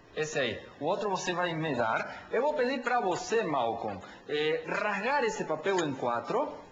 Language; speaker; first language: Portuguese; non-native, fluent; Spanish